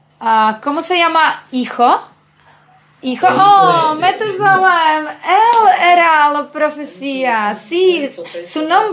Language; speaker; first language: Spanish; non-native, learner; Czech